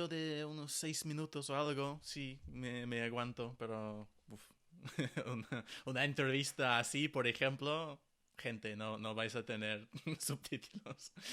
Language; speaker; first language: Spanish; non-native, fluent; English